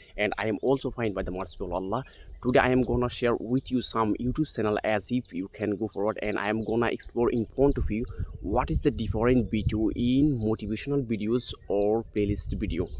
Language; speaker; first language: English; non-native, local second language; Bangla